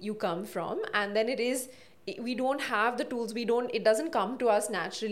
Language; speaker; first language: English; non-native, local second language; Hindi